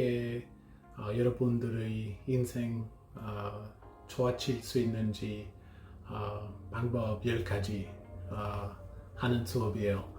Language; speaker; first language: Korean; non-native, learner; English